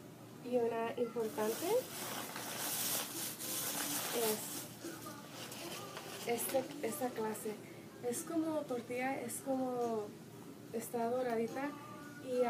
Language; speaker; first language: Spanish; early bilingual, heritage; Spanish